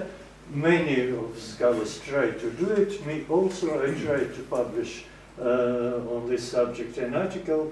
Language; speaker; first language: English; non-native, fluent; Russian